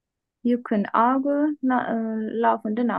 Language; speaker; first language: German; non-native, learner; Turkish